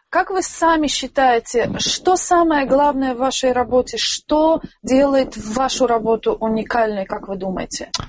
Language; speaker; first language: Russian; non-native, local second language; Tajik